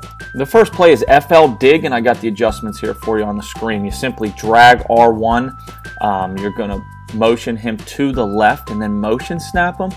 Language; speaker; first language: English; native; English